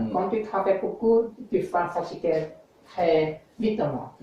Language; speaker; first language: French; non-native, learner; English